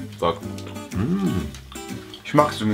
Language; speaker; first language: German; native; German